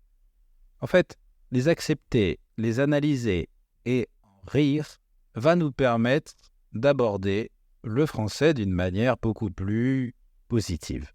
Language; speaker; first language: French; native; French